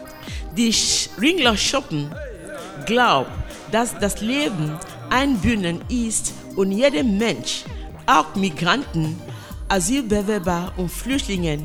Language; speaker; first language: German; non-native, fluent; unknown